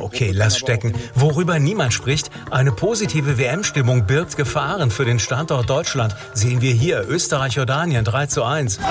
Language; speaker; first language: German; native; German